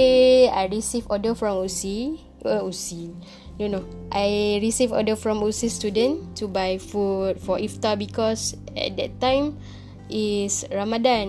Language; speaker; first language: English; non-native, local second language; Malay